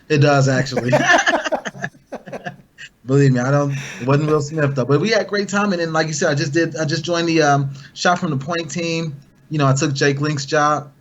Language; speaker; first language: English; native; English